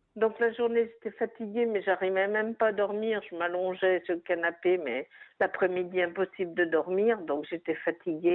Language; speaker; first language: French; native; French